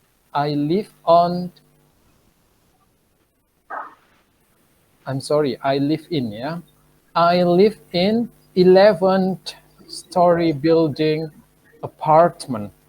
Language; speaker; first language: English; non-native, fluent; Indonesian